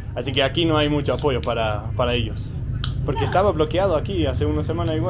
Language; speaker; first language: Spanish; non-native, learner; Danish